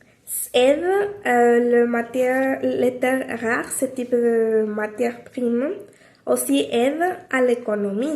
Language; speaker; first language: French; non-native, learner; Spanish